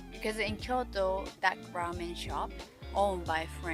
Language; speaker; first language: English; non-native, fluent; Japanese